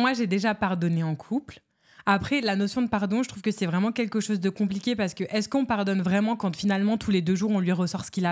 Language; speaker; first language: French; native; French